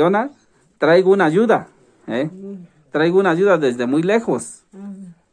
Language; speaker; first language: Spanish; native; Spanish